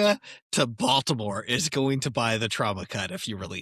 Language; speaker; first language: English; native; English